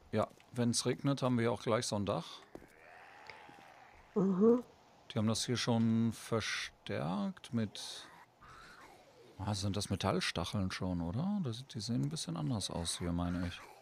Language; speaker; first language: German; native; German